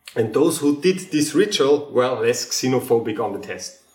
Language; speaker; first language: English; non-native, fluent; German